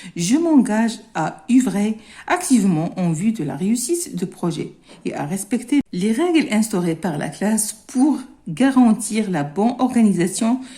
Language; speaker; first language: French; non-native, local second language; Arabic